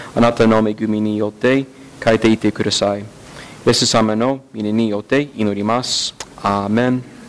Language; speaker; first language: Japanese; non-native, learner; English